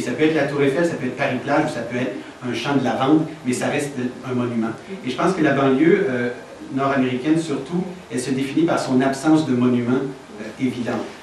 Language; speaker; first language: French; native; French